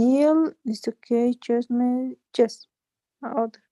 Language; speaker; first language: English; non-native, learner; Spanish